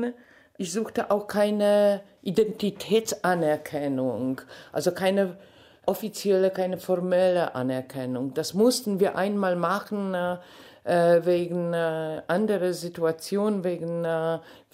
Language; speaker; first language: German; non-native, fluent; Polish